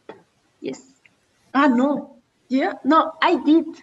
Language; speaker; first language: English; non-native, learner; Spanish